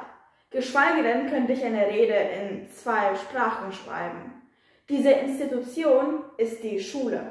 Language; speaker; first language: German; non-native, fluent; Polish